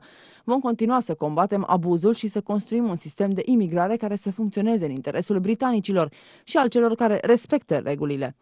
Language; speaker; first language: Romanian; native; Romanian